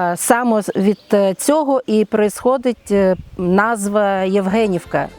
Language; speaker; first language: Ukrainian; native; Ukrainian